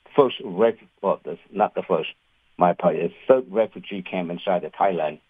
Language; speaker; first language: English; non-native, fluent; Khmer